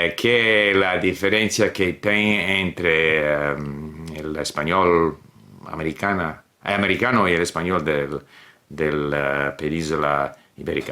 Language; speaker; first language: Portuguese; non-native, learner; English